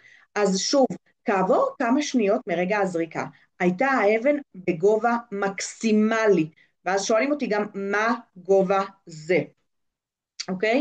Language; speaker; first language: Hebrew; native; Hebrew